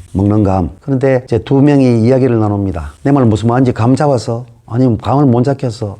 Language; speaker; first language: Korean; native; Korean